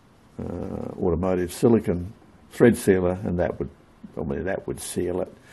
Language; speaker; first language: English; native; English